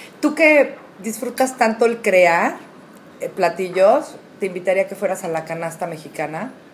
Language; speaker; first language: Spanish; native; Spanish